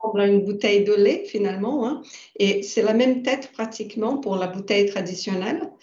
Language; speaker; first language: French; non-native, fluent; Portuguese